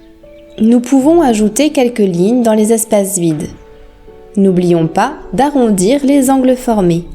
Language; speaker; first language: French; native; French